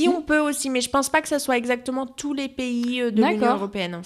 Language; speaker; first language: French; native; French